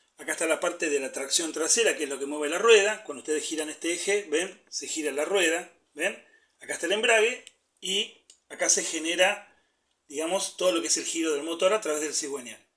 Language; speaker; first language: Spanish; native; Spanish